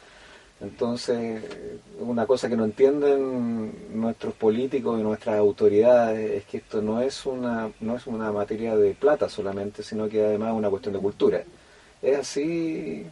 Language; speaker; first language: Spanish; native; Spanish